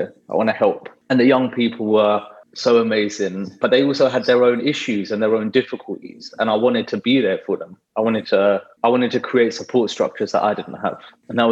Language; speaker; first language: English; native; English